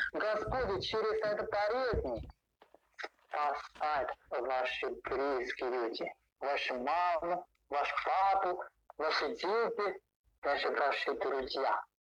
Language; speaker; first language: Russian; non-native, learner; Chinese